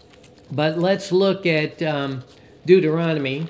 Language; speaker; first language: English; native; English